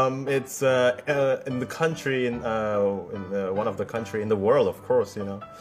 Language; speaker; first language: English; non-native, fluent; Indonesian